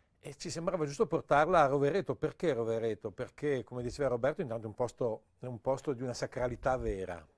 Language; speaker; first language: Italian; native; Italian